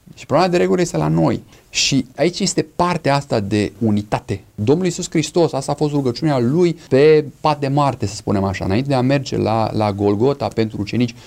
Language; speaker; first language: Romanian; non-native, fluent; English